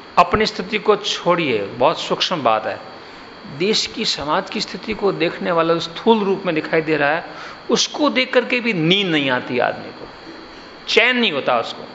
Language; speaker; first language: Hindi; non-native, local second language; Gujarati